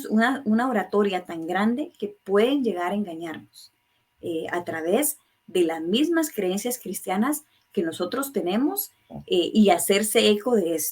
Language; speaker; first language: Spanish; native; Spanish